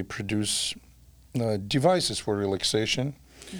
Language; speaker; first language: English; non-native, fluent; Russian